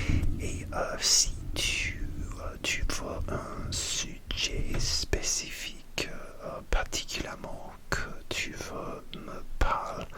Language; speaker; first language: French; non-native, learner; English